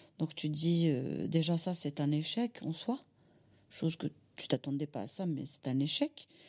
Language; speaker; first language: French; non-native, local second language; Kabyle